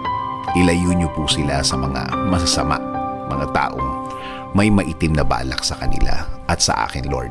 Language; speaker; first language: Filipino; native; Filipino